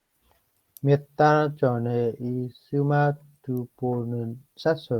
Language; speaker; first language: Korean; non-native, learner; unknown